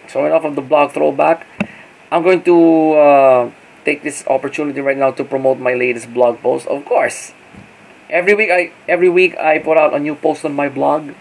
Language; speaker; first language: English; non-native, local second language; Filipino